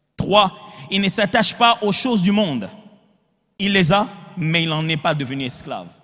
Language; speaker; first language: French; non-native, local second language; Lingala